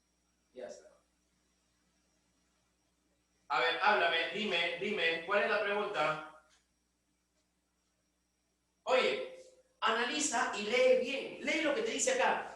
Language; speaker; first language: Spanish; native; Spanish